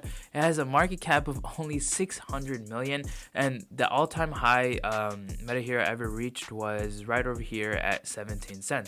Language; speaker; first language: English; native; English